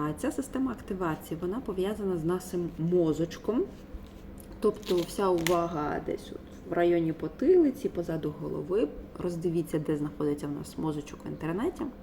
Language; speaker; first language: Ukrainian; non-native, local second language; Russian